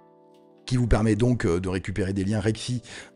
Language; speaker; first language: French; native; French